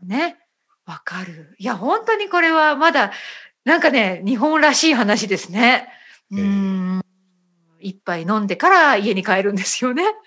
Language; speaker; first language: Japanese; native; Japanese